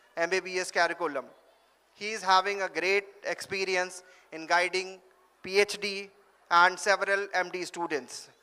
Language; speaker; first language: English; non-native, local second language; Urdu